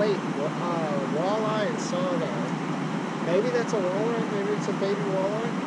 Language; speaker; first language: English; native; English